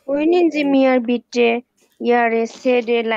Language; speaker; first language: German; non-native, learner; Bangla